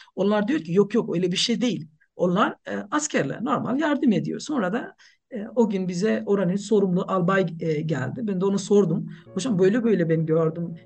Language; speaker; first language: Turkish; non-native, fluent; Nepali